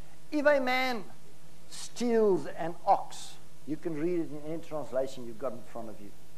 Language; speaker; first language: English; non-native, local second language; Afrikaans